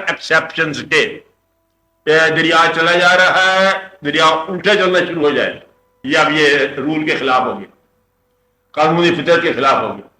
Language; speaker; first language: Urdu; non-native, local second language; Punjabi